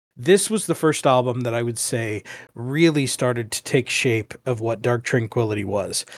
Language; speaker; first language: English; native; English